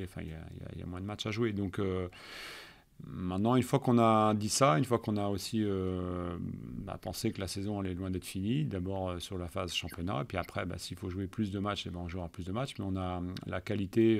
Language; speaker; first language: French; native; French